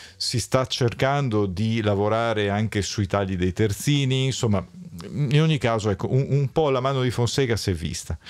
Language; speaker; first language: Italian; native; Italian